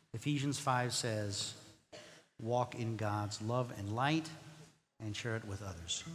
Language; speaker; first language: English; non-native, fluent; Spanish